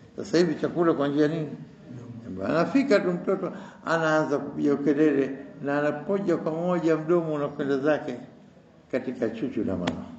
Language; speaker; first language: Swahili; native; Swahili